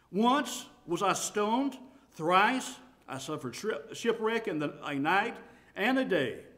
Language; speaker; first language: English; native; English